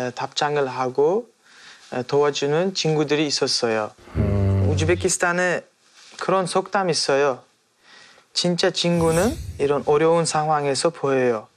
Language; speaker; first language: Korean; non-native, fluent; Uzbek